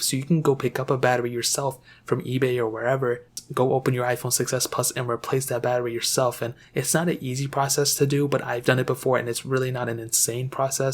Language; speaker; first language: English; native; English